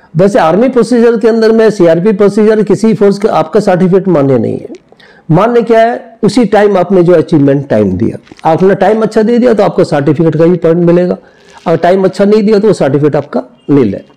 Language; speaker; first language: Hindi; native; Hindi